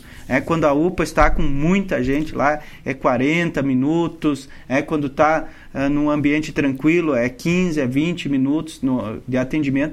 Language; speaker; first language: Portuguese; native; Portuguese